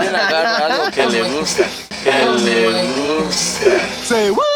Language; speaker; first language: Spanish; native; Spanish